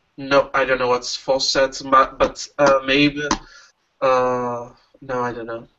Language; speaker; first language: English; non-native, learner; Portuguese